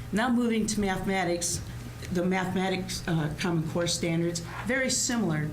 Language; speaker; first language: English; native; English